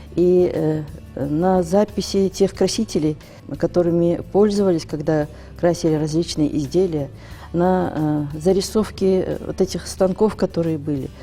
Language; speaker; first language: Russian; non-native, local second language; Ingush